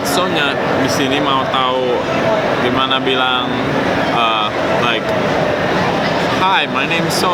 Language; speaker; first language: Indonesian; non-native, local second language; English